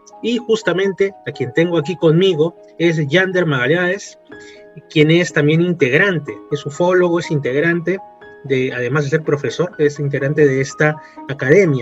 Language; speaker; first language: Spanish; native; Spanish